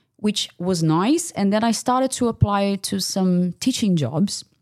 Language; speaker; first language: English; non-native, fluent; Portuguese